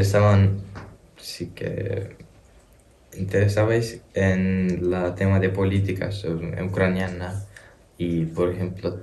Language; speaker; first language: Spanish; early bilingual, other home language; Ukrainian